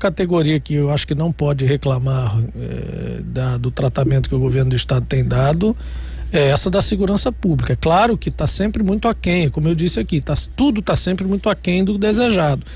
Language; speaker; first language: Portuguese; native; Portuguese